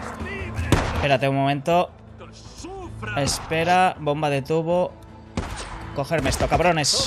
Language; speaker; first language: Spanish; native; Spanish